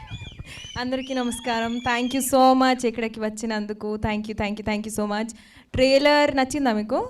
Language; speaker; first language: Telugu; non-native, fluent; Hindi